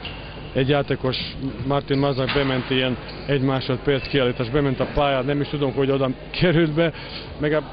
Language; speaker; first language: Hungarian; non-native, learner; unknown